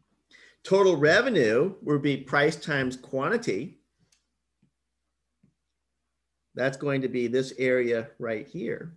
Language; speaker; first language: English; native; English